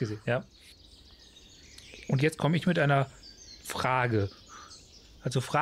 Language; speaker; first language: German; native; German